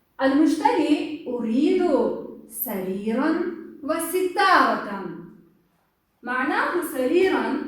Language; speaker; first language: Arabic; non-native, fluent; Kyrgyz